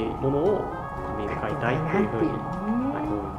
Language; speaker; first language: Japanese; non-native, fluent; Korean